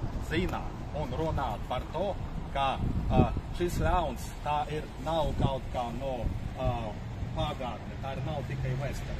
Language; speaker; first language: Latvian; non-native, fluent; Russian